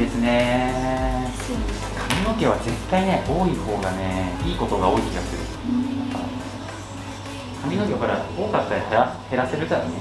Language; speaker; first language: Japanese; native; Japanese